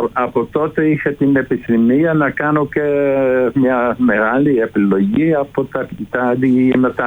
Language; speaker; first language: Greek; non-native, fluent; Dutch